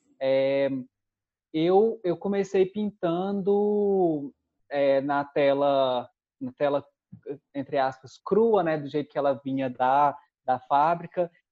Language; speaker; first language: Portuguese; native; Portuguese